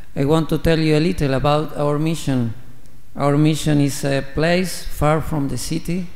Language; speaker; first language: English; non-native, learner; Spanish